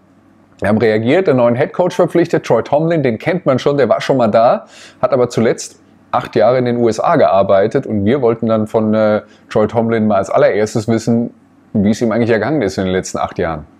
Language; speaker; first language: German; native; German